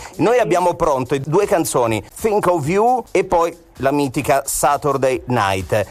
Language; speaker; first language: Italian; native; Italian